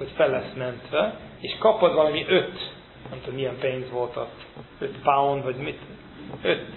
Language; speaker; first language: Hungarian; native; Hungarian